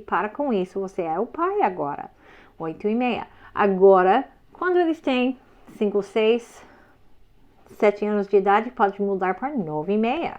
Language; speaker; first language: Portuguese; non-native, fluent; English